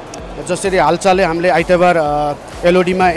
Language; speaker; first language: Nepali; native; Nepali